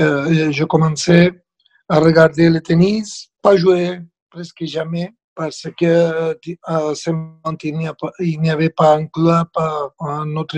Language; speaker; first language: French; non-native, fluent; Spanish